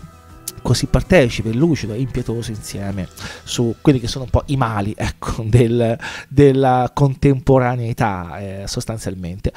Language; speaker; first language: Italian; native; Italian